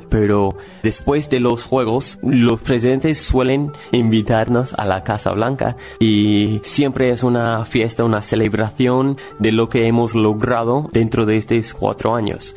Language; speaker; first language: Spanish; non-native, fluent; English